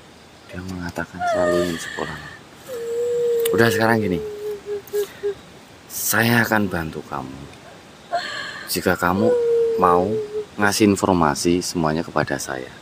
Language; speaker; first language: Indonesian; native; Indonesian